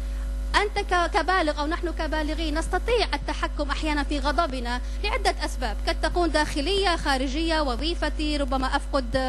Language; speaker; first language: Arabic; native; Arabic